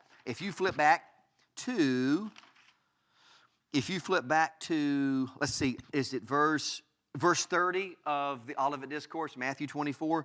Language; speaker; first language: English; native; English